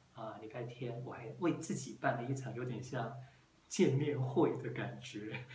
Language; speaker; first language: Chinese; native; Chinese